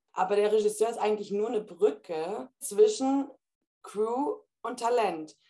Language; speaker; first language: German; early bilingual, heritage; German